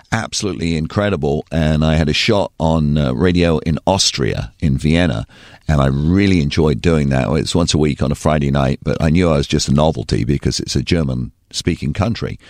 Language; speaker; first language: English; native; English